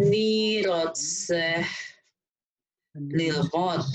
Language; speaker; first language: Hebrew; non-native, learner; Indonesian